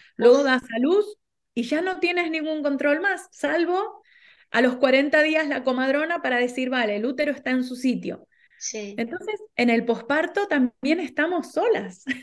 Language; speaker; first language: Spanish; native; Spanish